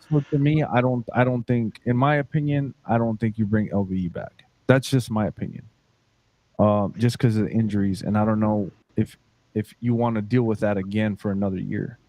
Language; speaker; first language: English; native; English